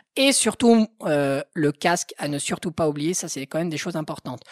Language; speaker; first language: French; native; French